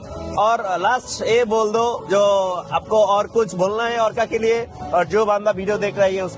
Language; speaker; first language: Hindi; non-native, fluent; Bangla